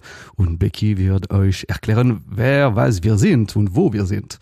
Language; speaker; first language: German; non-native, fluent; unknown